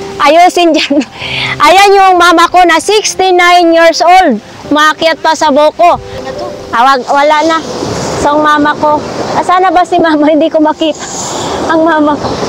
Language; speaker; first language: Filipino; non-native, local second language; Masbatenyo